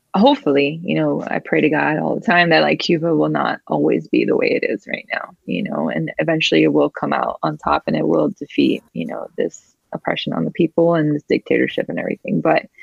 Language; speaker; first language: English; early bilingual, other home language; Spanish